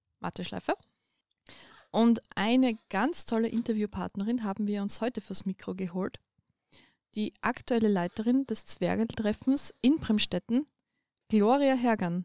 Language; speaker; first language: German; native; German